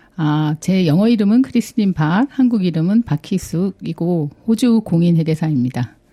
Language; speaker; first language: Korean; native; Korean